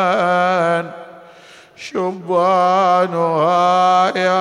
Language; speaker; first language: Arabic; native; Arabic